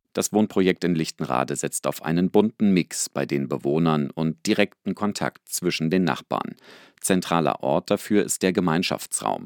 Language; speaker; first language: German; native; German